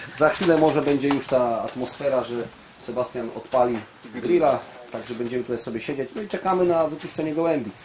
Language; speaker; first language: Polish; native; Polish